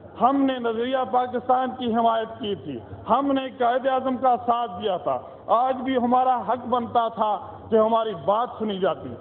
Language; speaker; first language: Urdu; non-native, local second language; Northern Hindko